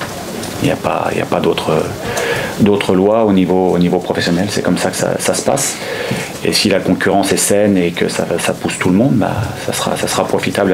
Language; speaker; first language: French; native; French